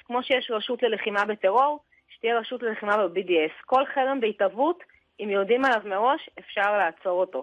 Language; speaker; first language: Hebrew; native; Hebrew